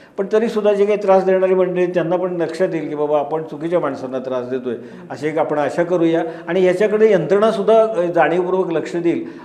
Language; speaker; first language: Marathi; native; Marathi